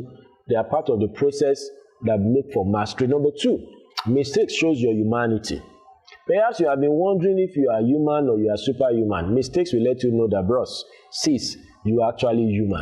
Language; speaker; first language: English; non-native, local second language; Yoruba